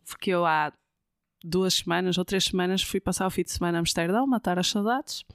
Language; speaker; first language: Portuguese; non-native, fluent; Dutch